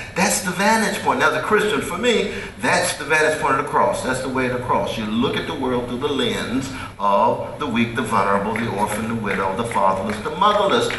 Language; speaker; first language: English; native; English